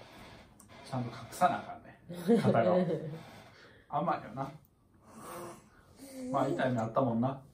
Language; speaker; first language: Japanese; native; Japanese